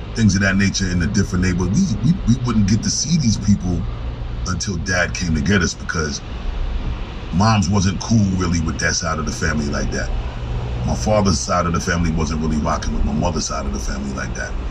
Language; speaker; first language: English; native; English